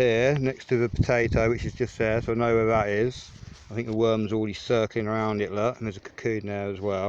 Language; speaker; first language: English; native; English